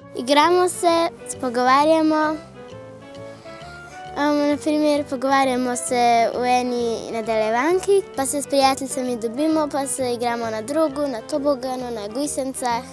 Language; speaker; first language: Slovenian; early bilingual, other home language; Arabic